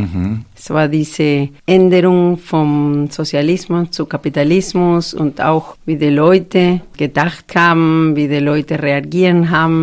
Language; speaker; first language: German; non-native, fluent; Spanish